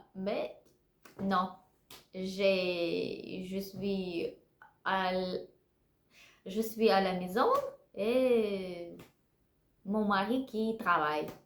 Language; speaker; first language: French; non-native, learner; Russian